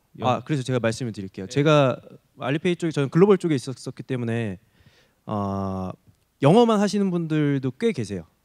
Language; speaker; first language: Korean; native; Korean